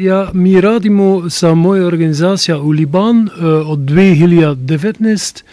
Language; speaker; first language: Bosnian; non-native, learner; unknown